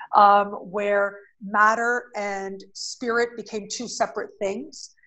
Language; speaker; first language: English; native; English